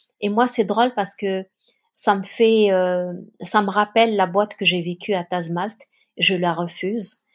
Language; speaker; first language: French; non-native, local second language; Kabyle